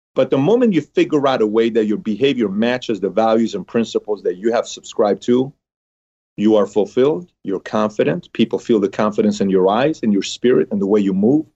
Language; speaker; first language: English; early bilingual, other home language; Persian